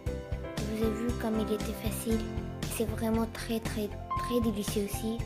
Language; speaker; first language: French; non-native, fluent; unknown